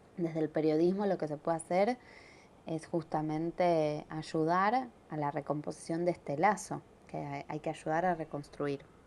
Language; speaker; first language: Spanish; native; Spanish